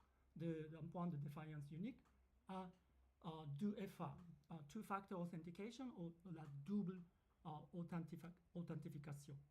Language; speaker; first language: French; non-native, fluent; Japanese